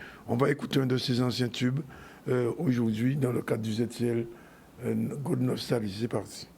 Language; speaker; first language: French; native; French